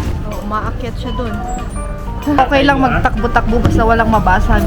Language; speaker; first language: Filipino; native; Filipino